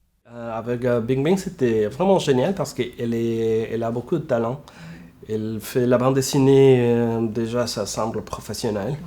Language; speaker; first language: French; non-native, fluent; Spanish